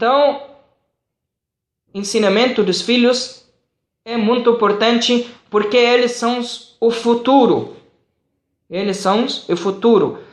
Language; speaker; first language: Portuguese; non-native, fluent; Arabic